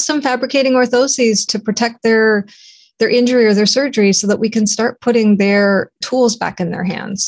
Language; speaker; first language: English; native; English